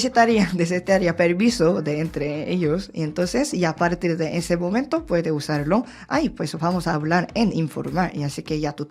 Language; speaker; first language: Spanish; non-native, learner; Korean